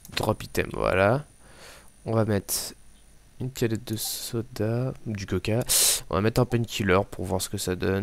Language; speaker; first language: French; native; French